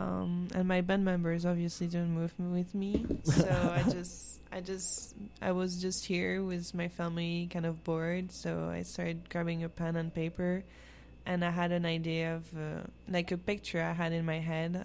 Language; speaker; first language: English; non-native, fluent; French